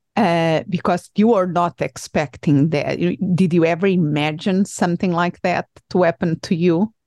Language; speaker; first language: English; non-native, fluent; Portuguese